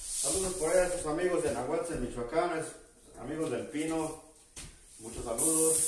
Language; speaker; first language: Spanish; native; Spanish